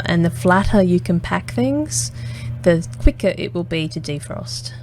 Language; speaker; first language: English; native; English